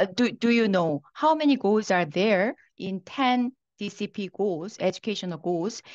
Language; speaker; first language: English; non-native, fluent; Korean